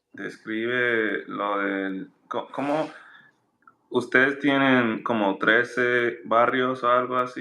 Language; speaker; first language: Spanish; non-native, learner; English